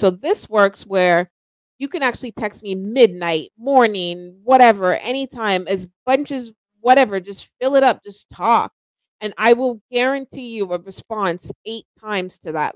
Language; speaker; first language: English; native; English